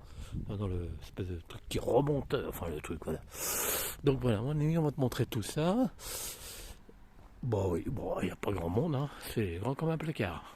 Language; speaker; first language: French; native; French